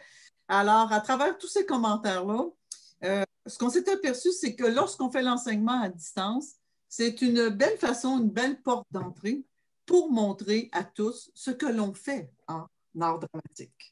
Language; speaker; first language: French; native; French